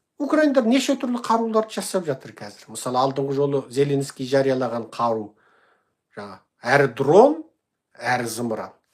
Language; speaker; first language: Kazakh; native; Kazakh